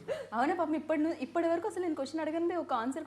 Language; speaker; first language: Telugu; native; Telugu